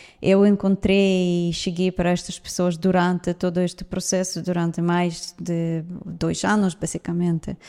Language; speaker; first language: Portuguese; non-native, fluent; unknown